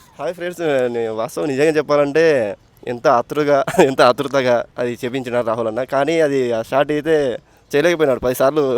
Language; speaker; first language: Telugu; native; Telugu